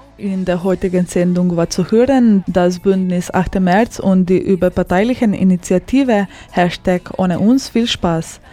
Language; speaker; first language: German; native; German